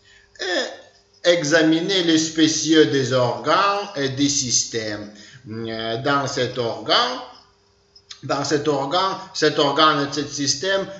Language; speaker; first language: French; non-native, learner; Ukrainian